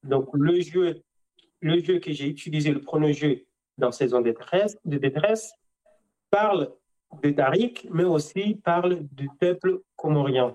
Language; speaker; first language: French; non-native, local second language; Comorian